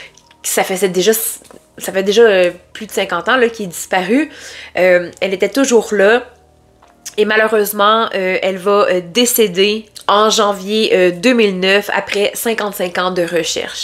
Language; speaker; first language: French; native; French